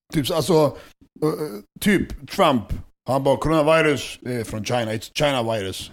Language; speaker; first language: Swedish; early bilingual, other home language; Serbian